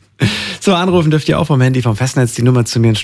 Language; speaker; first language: German; native; German